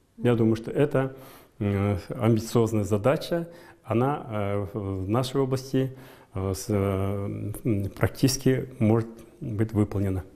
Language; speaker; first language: Russian; non-native, local second language; Kazakh